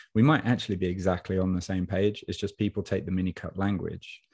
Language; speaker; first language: English; native; English